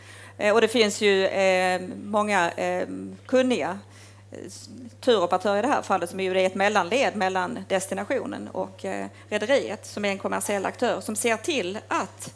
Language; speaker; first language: Swedish; native; Swedish